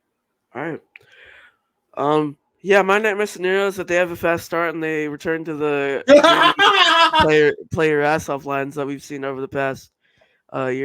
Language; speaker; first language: English; native; English